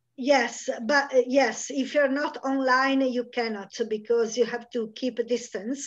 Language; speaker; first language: English; non-native, fluent; Italian